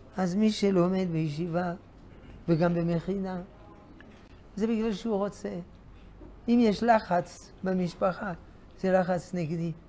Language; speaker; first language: Hebrew; non-native, fluent; French